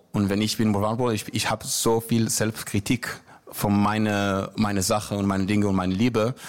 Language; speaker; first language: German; non-native, learner; Hebrew